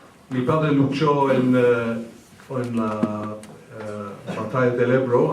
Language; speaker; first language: Spanish; early bilingual, heritage; English